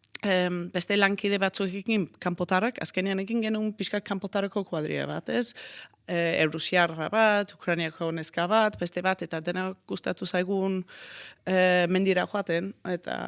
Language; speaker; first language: Basque; non-native, fluent; Danish